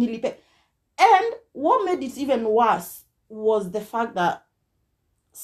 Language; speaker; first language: English; non-native, local second language; Kikuyu